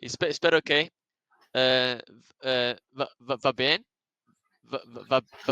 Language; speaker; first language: Portuguese; non-native, learner; English